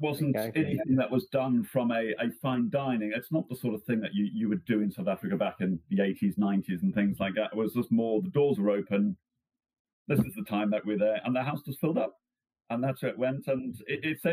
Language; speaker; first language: English; native; English